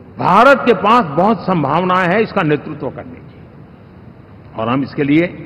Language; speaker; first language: Hindi; non-native, local second language; Gujarati